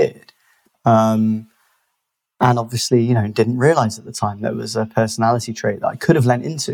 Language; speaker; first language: English; native; English